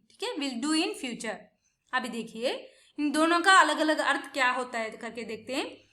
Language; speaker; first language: Hindi; non-native, local second language; Tamil